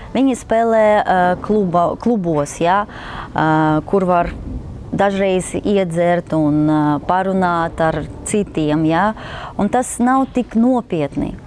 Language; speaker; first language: Latvian; non-native, local second language; Russian